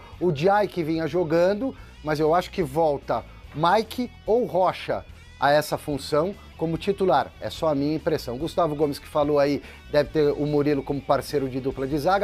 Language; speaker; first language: Portuguese; native; Portuguese